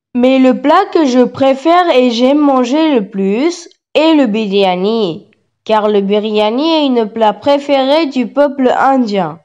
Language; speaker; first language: French; non-native, learner; Tamil